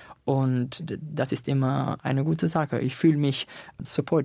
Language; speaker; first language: German; non-native, learner; Italian